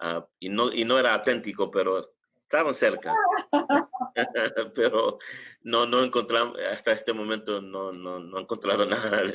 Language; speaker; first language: Spanish; early bilingual, heritage; English